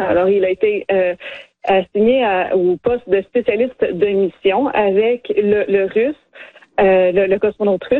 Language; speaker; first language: French; native; French